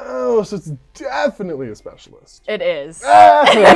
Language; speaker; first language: English; native; English